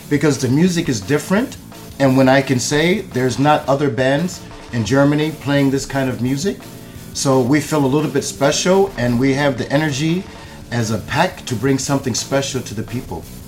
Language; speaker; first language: English; native; English